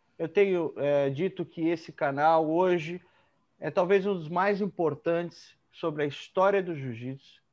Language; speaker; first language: Portuguese; native; Portuguese